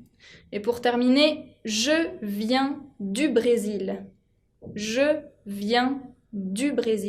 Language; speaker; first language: French; non-native, fluent; Spanish